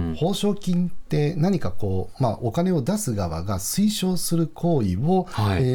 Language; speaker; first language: Japanese; native; Japanese